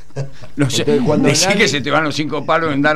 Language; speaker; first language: Spanish; native; Spanish